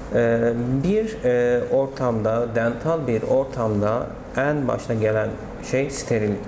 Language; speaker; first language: Turkish; native; Turkish